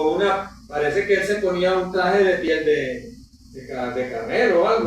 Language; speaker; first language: Spanish; native; Spanish